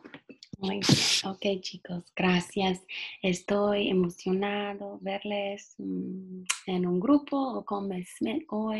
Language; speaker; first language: Spanish; non-native, fluent; English